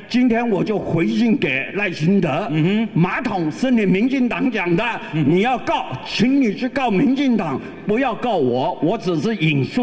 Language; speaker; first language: Chinese; native; Chinese